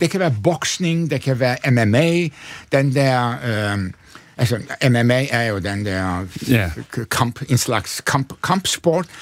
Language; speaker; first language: Danish; non-native, fluent; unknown